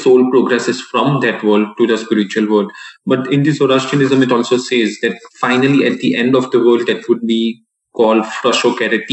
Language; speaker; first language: English; non-native, local second language; Gujarati